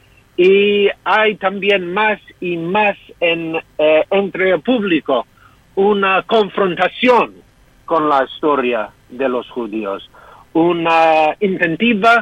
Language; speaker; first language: Spanish; non-native, fluent; English